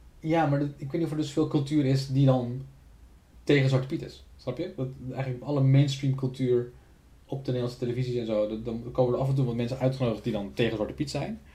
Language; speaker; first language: Dutch; native; Dutch